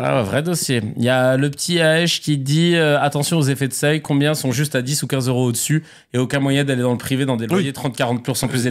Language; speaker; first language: French; native; French